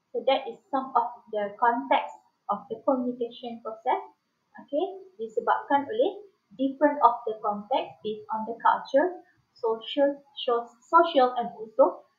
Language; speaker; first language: English; non-native, local second language; Malay